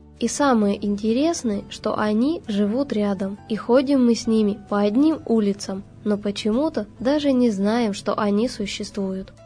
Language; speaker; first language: Russian; native; Russian